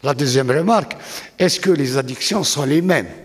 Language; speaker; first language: French; non-native, local second language; Arabic